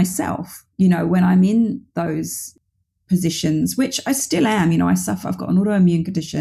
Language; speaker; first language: English; native; English